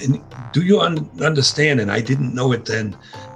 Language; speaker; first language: English; non-native, fluent; German